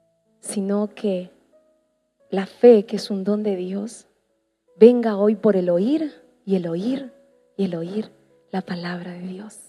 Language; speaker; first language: Spanish; native; Spanish